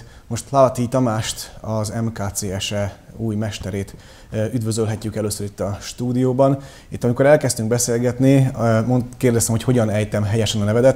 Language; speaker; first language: Hungarian; native; Hungarian